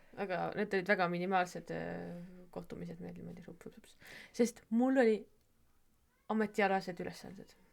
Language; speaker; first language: Estonian; native; Estonian